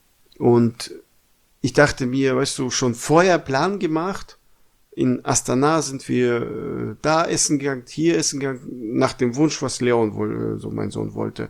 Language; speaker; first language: German; non-native, fluent; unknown